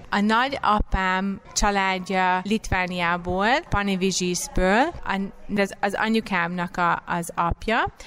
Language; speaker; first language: Hungarian; non-native, fluent; English